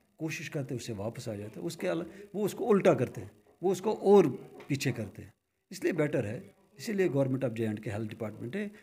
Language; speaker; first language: Hindi; non-native, local second language; Kashmiri